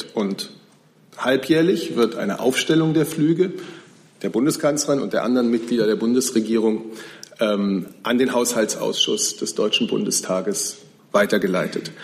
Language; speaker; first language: German; native; German